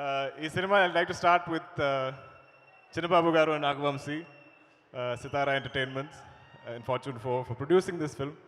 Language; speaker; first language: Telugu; non-native, learner; Malayalam